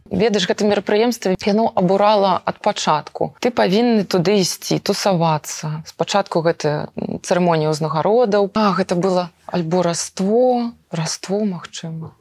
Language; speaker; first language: Belarusian; native; Belarusian